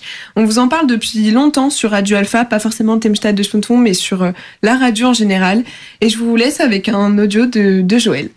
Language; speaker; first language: French; native; French